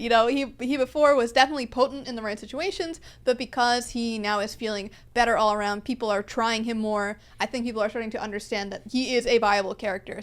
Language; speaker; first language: English; native; English